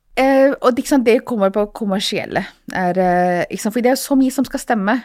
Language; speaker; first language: Norwegian; non-native, fluent; Hindi